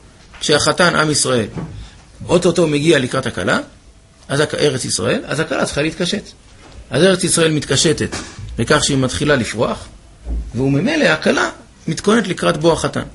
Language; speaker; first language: Hebrew; native; Hebrew